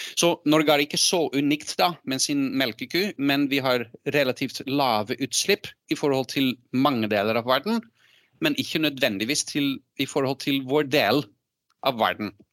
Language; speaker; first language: Norwegian; non-native, fluent; Dutch